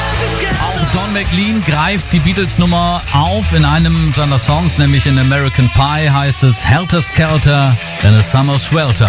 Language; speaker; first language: German; native; German